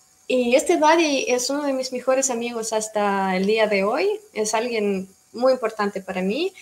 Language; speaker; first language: Spanish; non-native, fluent; Russian